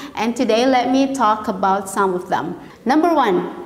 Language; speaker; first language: English; non-native, fluent; Indonesian